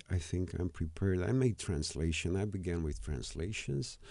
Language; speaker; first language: English; non-native, fluent; Romanian